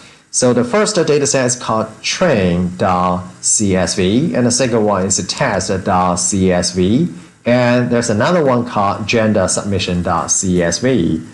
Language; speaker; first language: English; non-native, fluent; Chinese